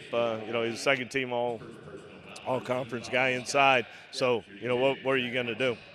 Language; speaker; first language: English; native; English